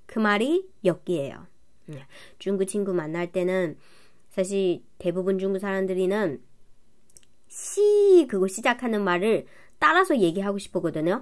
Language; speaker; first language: Korean; non-native, fluent; Chinese